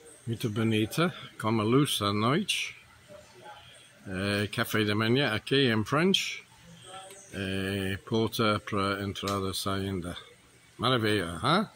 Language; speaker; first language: Portuguese; non-native, learner; English